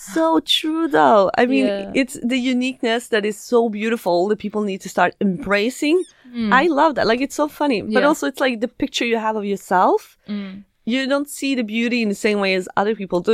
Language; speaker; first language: English; non-native, fluent; Swedish